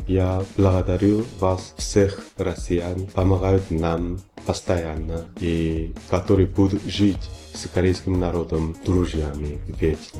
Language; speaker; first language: Russian; non-native, fluent; Korean